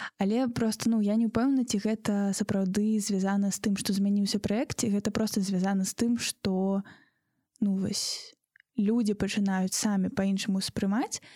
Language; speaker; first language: Belarusian; non-native, local second language; Russian